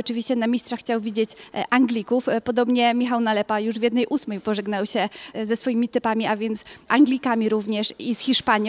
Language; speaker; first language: Polish; native; Polish